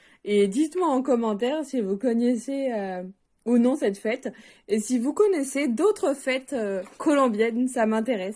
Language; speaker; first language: French; native; French